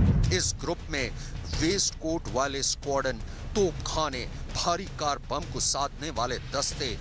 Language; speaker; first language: Hindi; native; Hindi